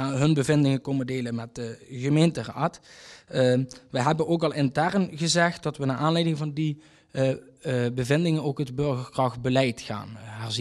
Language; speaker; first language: Dutch; native; Dutch